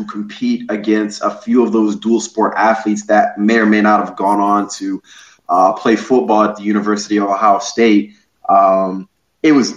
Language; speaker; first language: English; native; English